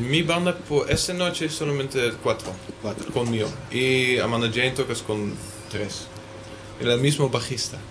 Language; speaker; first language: Spanish; non-native, learner; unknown